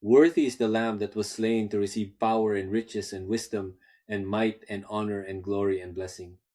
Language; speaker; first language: English; non-native, local second language; Filipino